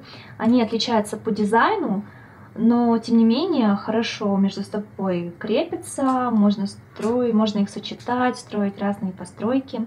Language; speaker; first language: Russian; native; Russian